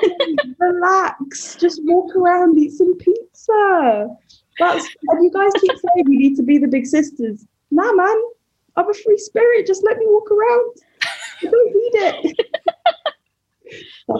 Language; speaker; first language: English; native; English